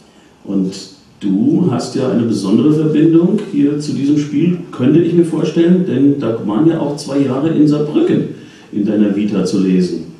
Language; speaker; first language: German; native; German